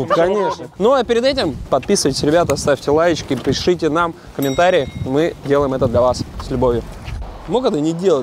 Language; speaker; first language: Russian; native; Russian